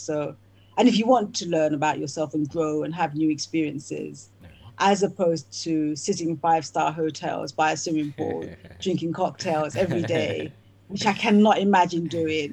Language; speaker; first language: English; native; English